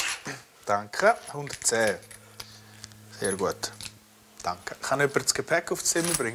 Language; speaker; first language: German; native; German